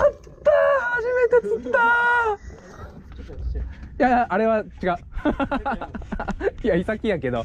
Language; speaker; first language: Japanese; native; Japanese